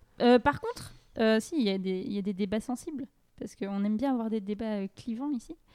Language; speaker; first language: French; native; French